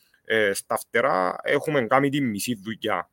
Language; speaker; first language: Greek; native; Greek